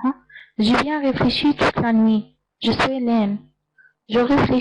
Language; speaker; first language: French; non-native, learner; Arabic